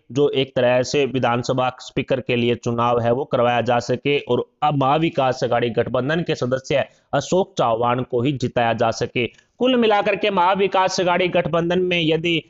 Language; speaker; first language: Hindi; native; Hindi